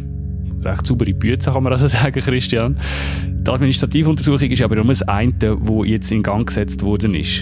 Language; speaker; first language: German; native; German